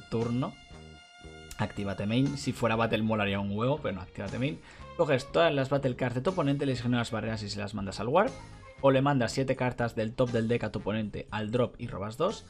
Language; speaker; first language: Spanish; native; Spanish